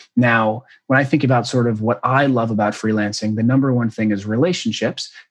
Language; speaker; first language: English; native; English